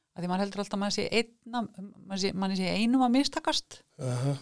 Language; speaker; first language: Icelandic; native; Icelandic